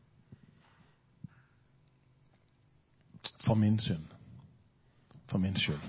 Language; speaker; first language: Norwegian; native; Norwegian